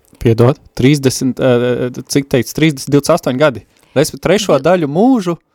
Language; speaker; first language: Latvian; native; Latvian